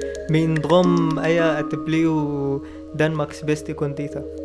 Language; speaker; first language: Danish; non-native, learner; Arabic